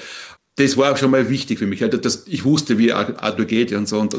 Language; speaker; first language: German; native; German